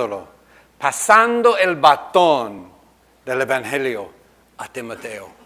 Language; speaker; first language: Spanish; non-native, fluent; English